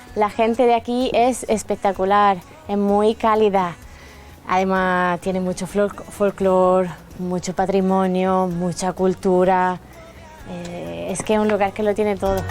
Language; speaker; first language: Spanish; non-native, fluent; Italian